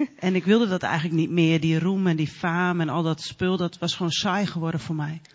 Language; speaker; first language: Dutch; native; Dutch